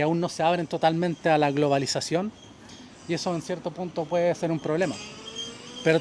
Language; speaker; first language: Spanish; native; Spanish